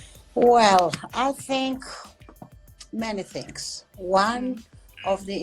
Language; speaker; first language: English; non-native, fluent; Spanish